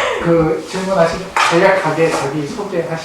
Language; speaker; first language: Korean; native; Korean